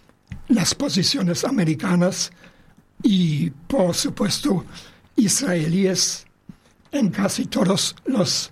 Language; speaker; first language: Spanish; non-native, fluent; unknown